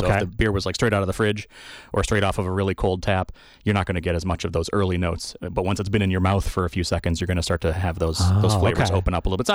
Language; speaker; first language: English; native; English